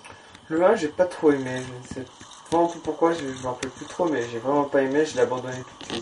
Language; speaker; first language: French; native; French